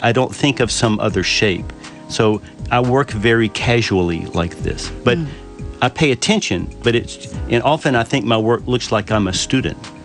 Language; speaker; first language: English; native; English